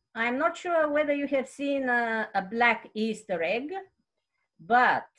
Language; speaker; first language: English; non-native, fluent; Bulgarian